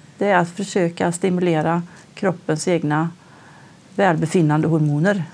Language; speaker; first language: Swedish; native; Swedish